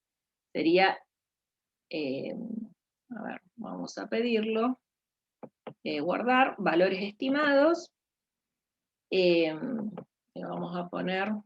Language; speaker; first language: Spanish; native; Spanish